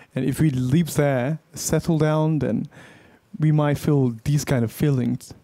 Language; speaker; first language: English; non-native, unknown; Korean